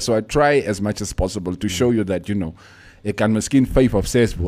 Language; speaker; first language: English; non-native, local second language; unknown